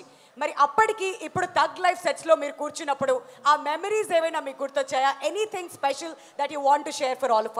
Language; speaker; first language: Telugu; native; Telugu